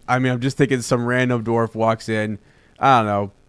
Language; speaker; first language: English; native; English